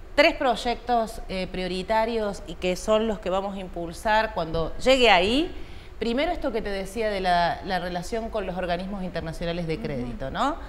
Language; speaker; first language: Spanish; native; Spanish